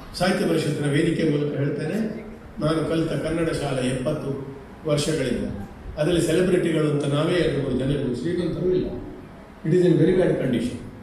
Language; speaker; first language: Kannada; non-native, local second language; Konkani